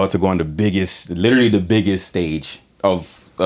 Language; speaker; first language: English; native; English